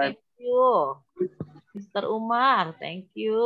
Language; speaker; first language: English; non-native, fluent; Indonesian